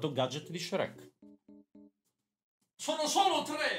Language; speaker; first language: Italian; native; Italian